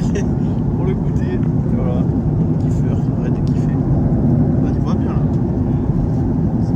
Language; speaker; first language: French; native; French